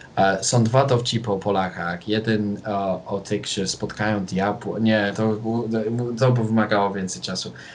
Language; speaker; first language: Polish; non-native, fluent; English